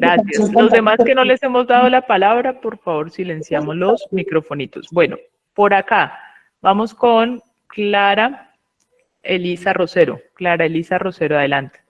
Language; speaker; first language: Spanish; native; Spanish